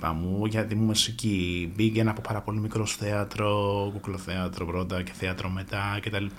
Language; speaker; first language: Greek; native; Greek